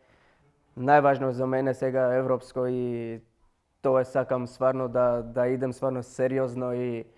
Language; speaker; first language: Macedonian; non-native, learner; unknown